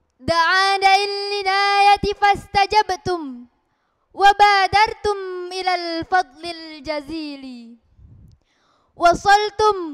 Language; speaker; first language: Arabic; non-native, learner; Indonesian